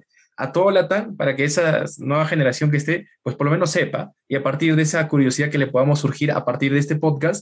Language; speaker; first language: Spanish; native; Spanish